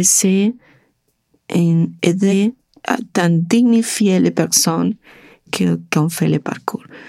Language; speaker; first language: French; non-native, learner; Spanish